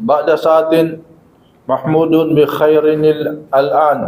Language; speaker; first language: Arabic; non-native, learner; Filipino